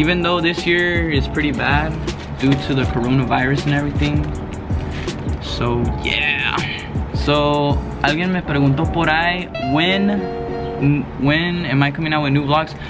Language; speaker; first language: English; early bilingual, other home language; Spanish